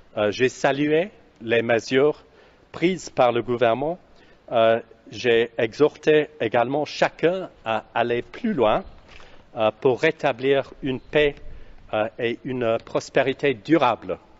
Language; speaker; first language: French; non-native, fluent; English